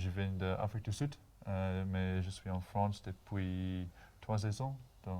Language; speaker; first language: French; non-native, learner; English